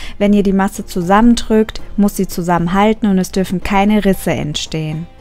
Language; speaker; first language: German; early bilingual, other home language; Turkish